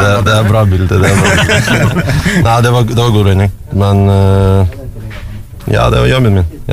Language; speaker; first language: Norwegian; non-native, fluent; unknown